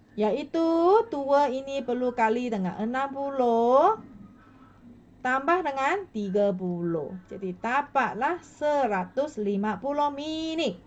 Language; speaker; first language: Malay; non-native, local second language; Chinese